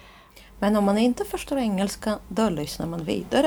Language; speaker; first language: Swedish; non-native, fluent; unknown